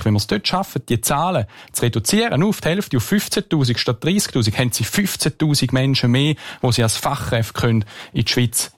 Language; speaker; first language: German; native; German